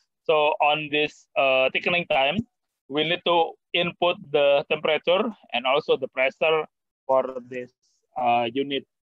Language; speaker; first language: English; non-native, fluent; Javanese